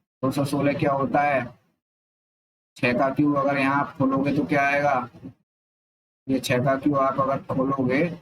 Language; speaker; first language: Hindi; native; Hindi